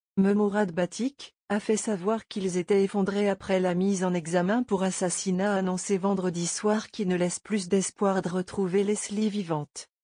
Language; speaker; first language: French; native; French